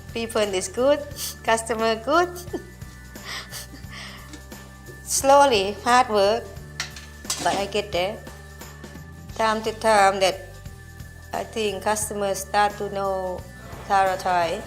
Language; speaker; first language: English; non-native, learner; Thai